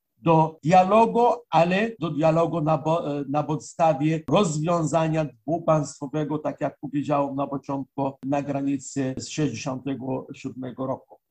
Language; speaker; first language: Polish; non-native, fluent; Arabic